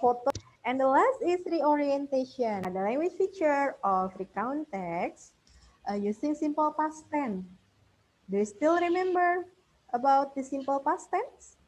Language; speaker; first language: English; non-native, fluent; Indonesian